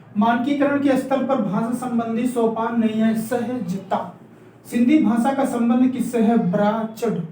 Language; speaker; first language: Hindi; native; Hindi